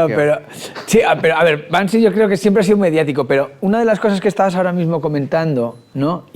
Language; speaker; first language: Spanish; native; Spanish